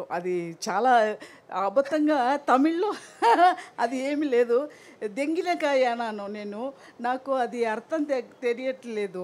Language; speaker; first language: Telugu; non-native, learner; Tamil